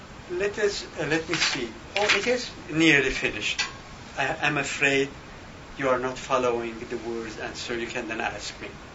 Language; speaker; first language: English; non-native, fluent; Persian